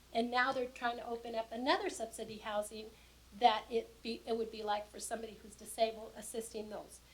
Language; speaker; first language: English; native; English